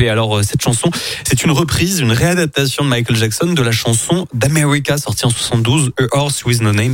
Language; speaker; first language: French; native; French